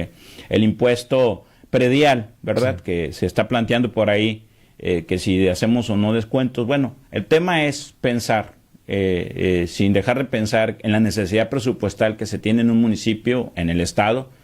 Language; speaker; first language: Spanish; native; Spanish